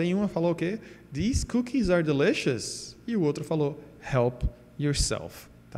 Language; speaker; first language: English; non-native, fluent; Portuguese